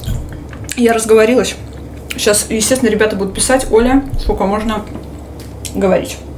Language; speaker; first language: Russian; native; Russian